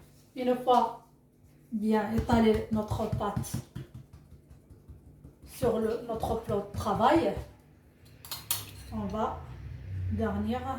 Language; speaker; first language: French; non-native, local second language; Arabic